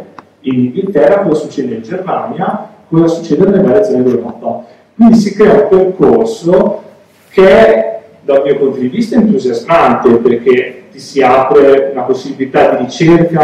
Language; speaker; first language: Italian; native; Italian